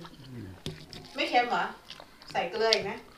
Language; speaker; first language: Thai; native; Thai